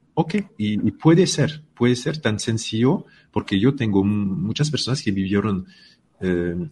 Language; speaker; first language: Spanish; non-native, fluent; French